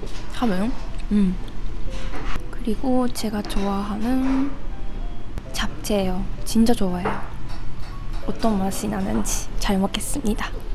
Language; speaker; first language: Korean; non-native, fluent; Japanese